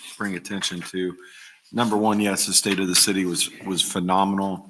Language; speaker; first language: English; native; English